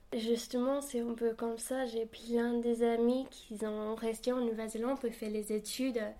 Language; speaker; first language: French; non-native, fluent; English